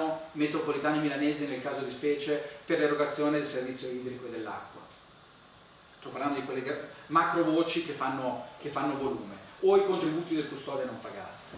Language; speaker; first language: Italian; native; Italian